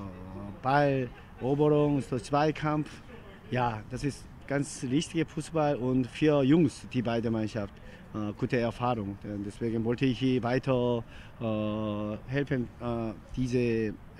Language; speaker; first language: German; non-native, learner; Korean